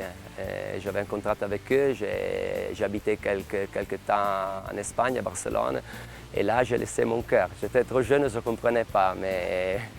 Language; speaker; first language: French; non-native, local second language; Italian